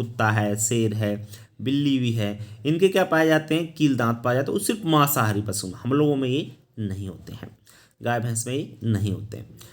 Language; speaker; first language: Hindi; native; Hindi